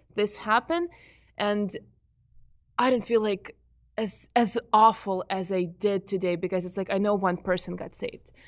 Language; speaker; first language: English; non-native, fluent; Ukrainian